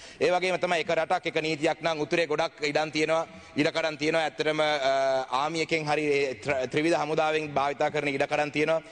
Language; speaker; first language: Sinhala; non-native, local second language; Tamil